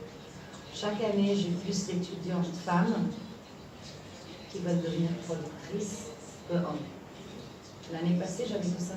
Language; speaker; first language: French; non-native, local second language; Arabic